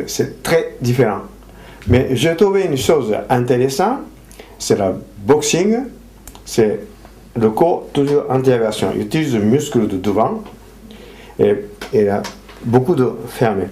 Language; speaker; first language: French; non-native, fluent; Japanese